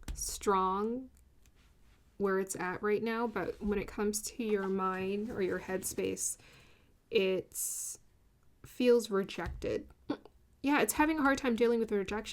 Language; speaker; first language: English; native; English